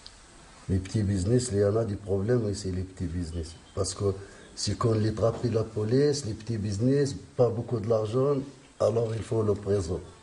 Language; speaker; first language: French; non-native, learner; Arabic